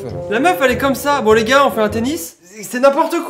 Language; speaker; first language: French; native; French